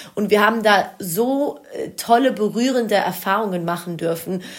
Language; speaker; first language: German; non-native, local second language; Greek